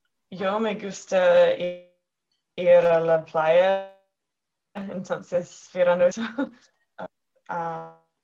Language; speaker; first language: Spanish; non-native, learner; English